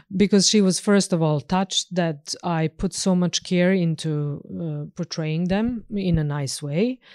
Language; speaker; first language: English; non-native, fluent; Serbian